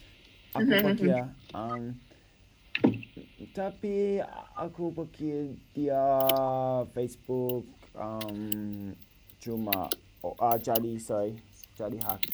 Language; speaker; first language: Indonesian; non-native, learner; English